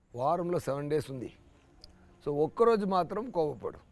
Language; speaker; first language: Telugu; non-native, learner; Tamil